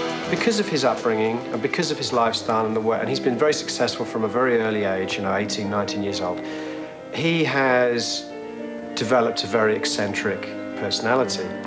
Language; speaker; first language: English; native; English